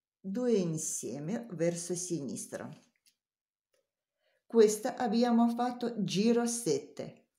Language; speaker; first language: Italian; non-native, learner; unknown